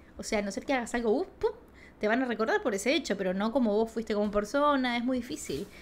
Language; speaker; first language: Spanish; native; Spanish